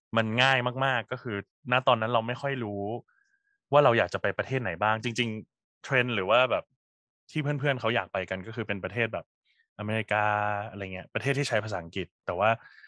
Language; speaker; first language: Thai; native; Thai